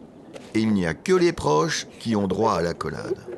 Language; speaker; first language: French; native; French